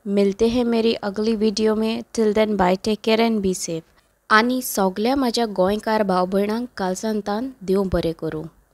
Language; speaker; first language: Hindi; non-native, local second language; Konkani